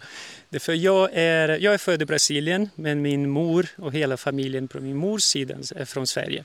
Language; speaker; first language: Swedish; early bilingual, heritage; Portuguese